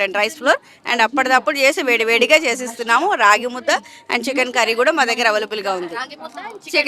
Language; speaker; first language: Telugu; native; Telugu